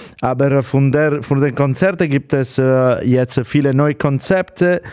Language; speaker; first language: German; non-native, fluent; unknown